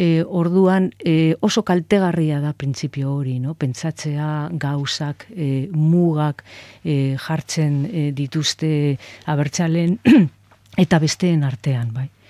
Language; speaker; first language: Basque; non-native, local second language; Spanish